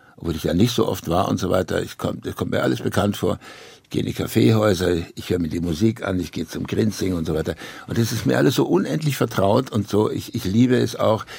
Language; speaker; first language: German; native; German